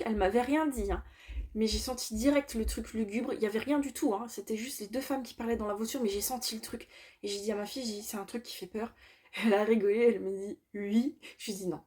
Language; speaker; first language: French; native; French